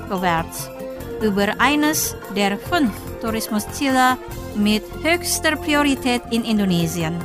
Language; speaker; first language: German; non-native, fluent; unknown